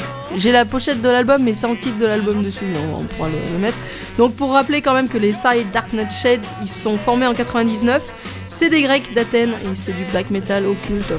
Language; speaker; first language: French; native; French